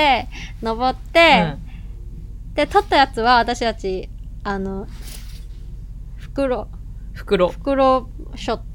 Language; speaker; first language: Japanese; non-native, fluent; Cantonese